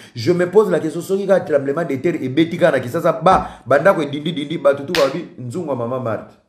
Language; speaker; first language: French; non-native, local second language; Lingala